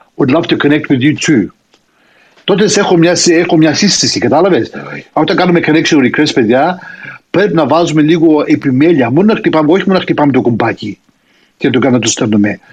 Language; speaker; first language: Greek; early bilingual, heritage; Greek